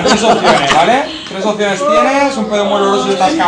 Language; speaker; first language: Spanish; native; Spanish